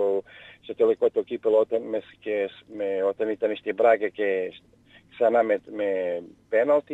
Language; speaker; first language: Greek; non-native, learner; Portuguese